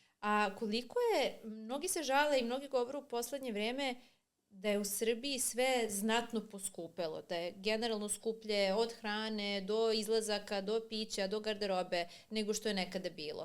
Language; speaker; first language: Serbian; native; Serbian